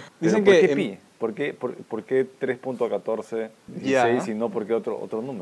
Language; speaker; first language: Spanish; native; Spanish